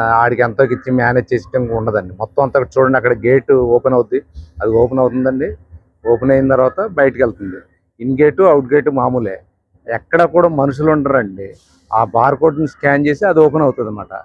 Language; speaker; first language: Telugu; native; Telugu